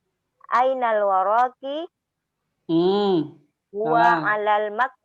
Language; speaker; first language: Arabic; non-native, learner; Indonesian